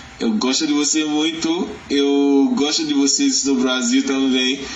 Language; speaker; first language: Portuguese; non-native, learner; Yoruba